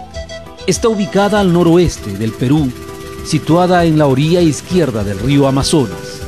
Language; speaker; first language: Spanish; native; Spanish